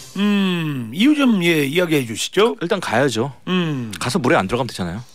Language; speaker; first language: Korean; native; Korean